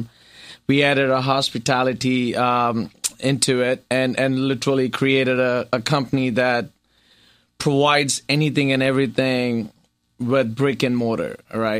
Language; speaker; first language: English; non-native, local second language; Gujarati